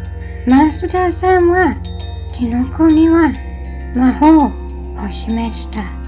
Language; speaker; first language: Japanese; non-native, learner; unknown